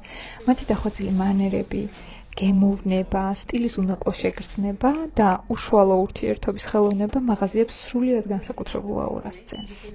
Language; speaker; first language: Georgian; native; Georgian